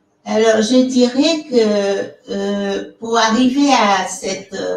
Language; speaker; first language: French; non-native, local second language; Fon